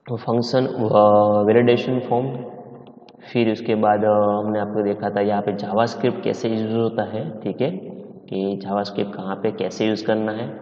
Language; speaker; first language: Hindi; non-native, local second language; Gujarati